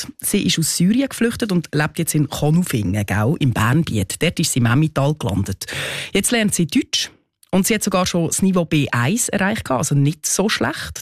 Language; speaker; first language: German; native; German